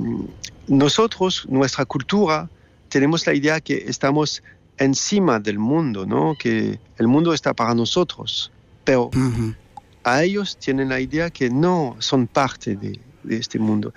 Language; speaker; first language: Spanish; non-native, learner; French